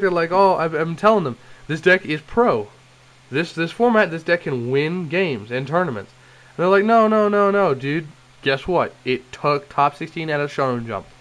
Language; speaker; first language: English; native; English